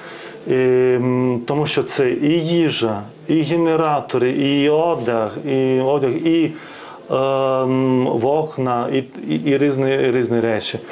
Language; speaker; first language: Ukrainian; non-native, fluent; Lithuanian